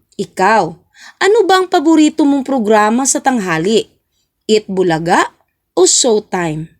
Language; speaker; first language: Filipino; non-native, local second language; Cebuano